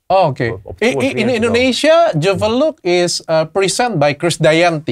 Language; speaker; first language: English; non-native, learner; Indonesian